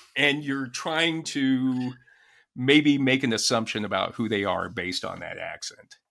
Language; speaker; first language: English; native; English